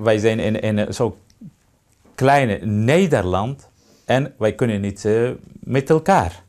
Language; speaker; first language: Dutch; non-native, learner; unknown